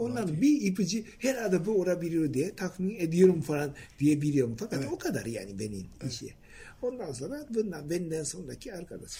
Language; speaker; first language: Turkish; non-native, fluent; Japanese